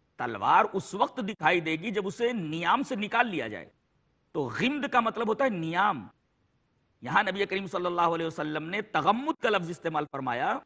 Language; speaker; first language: Urdu; native; Urdu